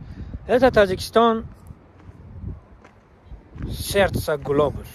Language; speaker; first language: Russian; non-native, learner; Tajik